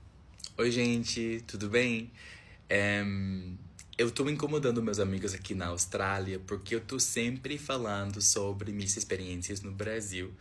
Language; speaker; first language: Portuguese; non-native, fluent; English